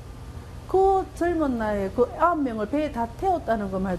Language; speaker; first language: Korean; native; Korean